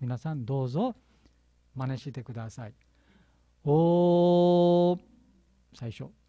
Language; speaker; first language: Japanese; non-native, learner; Bangla